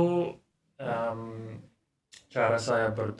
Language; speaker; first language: Indonesian; non-native, learner; English